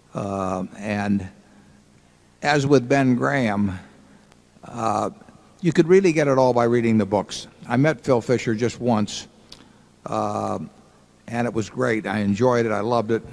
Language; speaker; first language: English; native; English